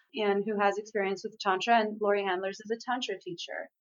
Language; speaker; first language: English; native; English